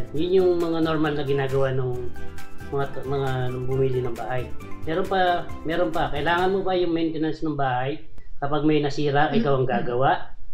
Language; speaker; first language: Filipino; non-native, local second language; Cebuano